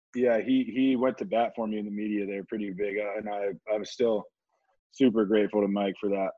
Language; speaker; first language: English; native; English